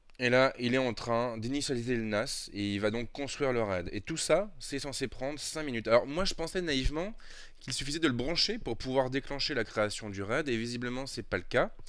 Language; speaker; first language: French; native; French